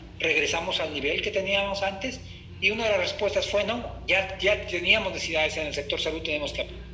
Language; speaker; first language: Spanish; native; Spanish